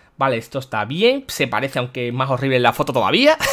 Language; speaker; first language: Spanish; native; Spanish